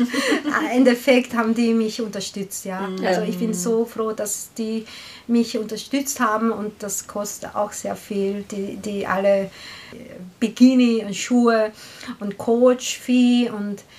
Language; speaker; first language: German; non-native, learner; Korean